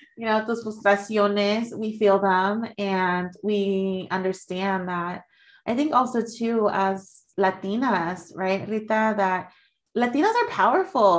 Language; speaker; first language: English; early bilingual, other home language; Spanish